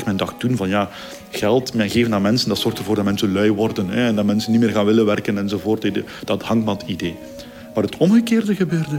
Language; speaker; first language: Dutch; native; Dutch